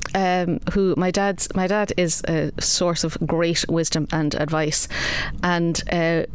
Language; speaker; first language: English; native; English